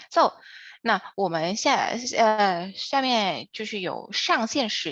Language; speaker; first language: Chinese; non-native, fluent; Indonesian